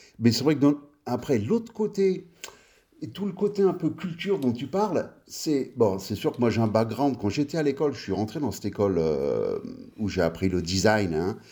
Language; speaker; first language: French; early bilingual, other home language; Italian